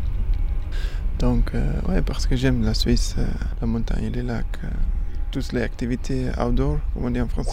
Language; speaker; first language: French; non-native, learner; Afrikaans